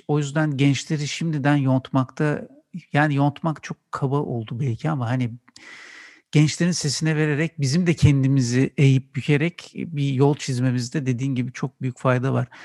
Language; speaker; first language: Turkish; native; Turkish